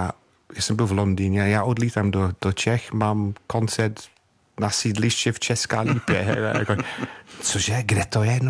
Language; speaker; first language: Czech; non-native, fluent; English